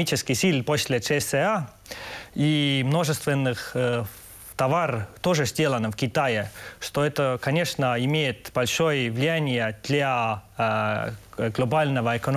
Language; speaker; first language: Russian; non-native, local second language; Estonian